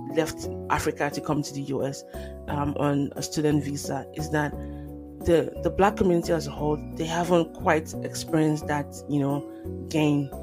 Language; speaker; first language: English; non-native, local second language; Yoruba